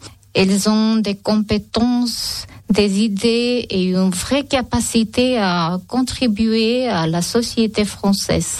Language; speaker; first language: French; non-native, fluent; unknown